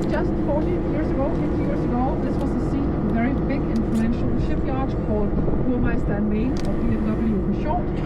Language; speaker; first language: English; non-native, fluent; Danish